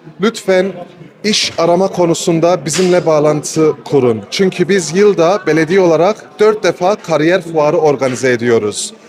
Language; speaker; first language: Turkish; early bilingual, other home language; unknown